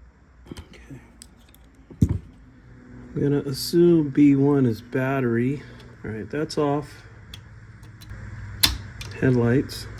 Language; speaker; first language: English; native; English